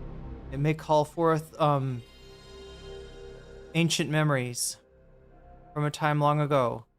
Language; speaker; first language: English; native; English